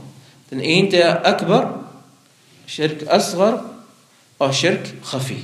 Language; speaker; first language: Danish; non-native, local second language; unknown